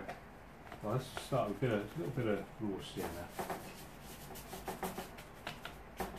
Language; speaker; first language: English; native; English